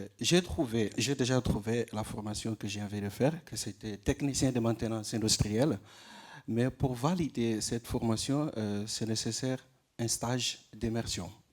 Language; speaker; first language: French; non-native, learner; Portuguese